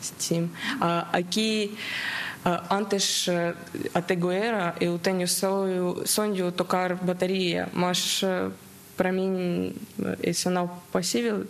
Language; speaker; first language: Portuguese; non-native, learner; Ukrainian